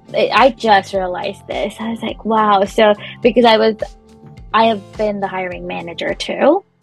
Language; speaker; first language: English; non-native, local second language; Punjabi